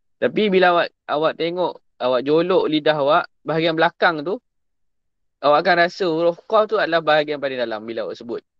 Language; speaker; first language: Malay; native; Malay